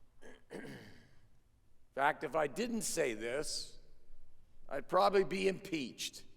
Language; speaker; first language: English; native; English